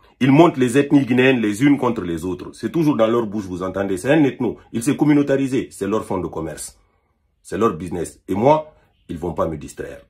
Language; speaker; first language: French; non-native, local second language; Fula